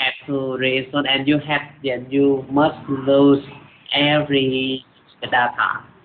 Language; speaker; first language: English; non-native, learner; Vietnamese